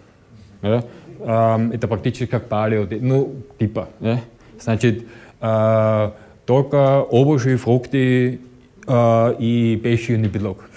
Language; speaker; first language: Russian; non-native, learner; German